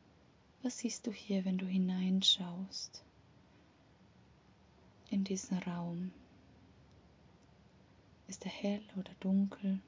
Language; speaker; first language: German; native; German